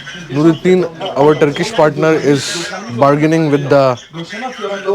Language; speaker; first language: English; non-native, learner; Urdu